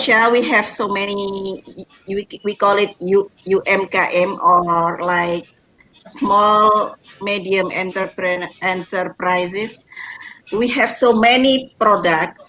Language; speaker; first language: English; non-native, learner; Indonesian